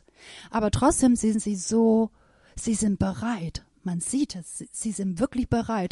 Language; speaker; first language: German; non-native, fluent; Persian